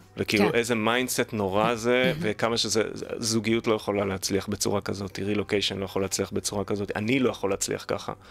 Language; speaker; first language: Hebrew; native; Hebrew